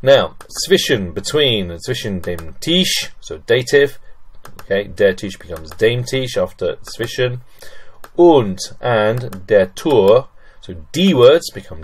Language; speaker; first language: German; non-native, fluent; English